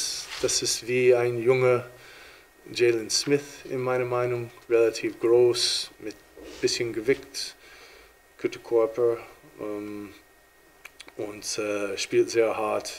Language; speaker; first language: German; non-native, fluent; English